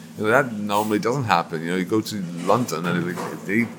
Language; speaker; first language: English; non-native, fluent; Czech